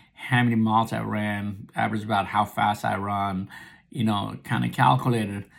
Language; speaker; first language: English; non-native, local second language; Nepali